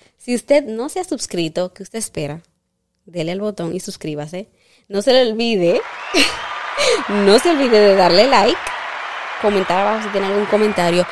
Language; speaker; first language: Spanish; early bilingual, heritage; Spanish